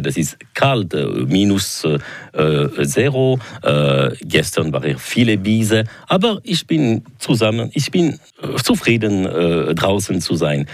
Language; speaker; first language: German; non-native, local second language; French